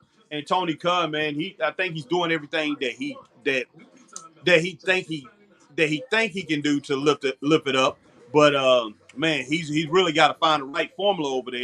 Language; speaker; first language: English; native; English